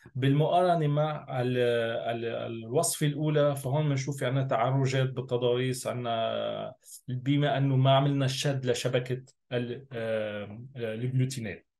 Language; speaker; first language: Arabic; native; Arabic